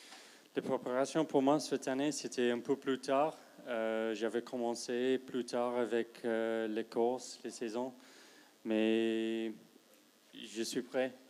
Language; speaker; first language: French; non-native, fluent; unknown